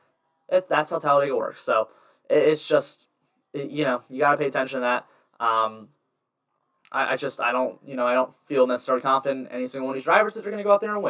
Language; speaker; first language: English; native; English